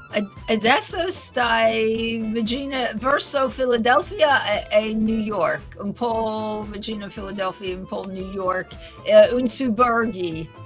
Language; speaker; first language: Italian; non-native, learner; English